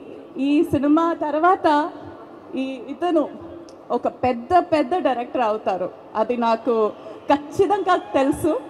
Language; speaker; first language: Telugu; non-native, fluent; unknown